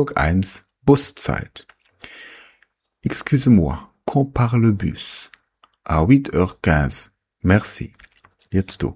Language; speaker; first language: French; non-native, fluent; German